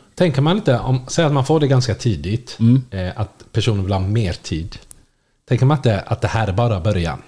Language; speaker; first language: Swedish; native; Swedish